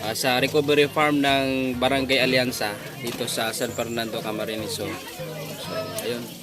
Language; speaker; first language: Filipino; non-native, local second language; Bikol